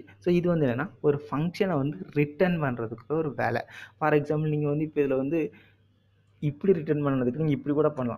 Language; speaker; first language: Tamil; native; Tamil